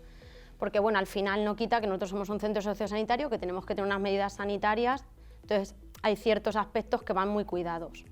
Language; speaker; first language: Spanish; native; Spanish